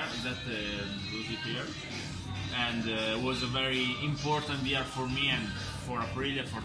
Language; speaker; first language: English; non-native, fluent; Italian